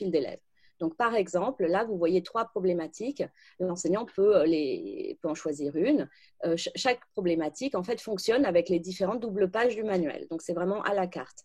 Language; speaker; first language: French; native; French